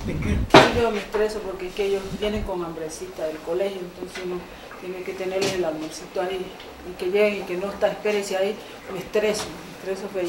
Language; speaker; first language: Spanish; native; Spanish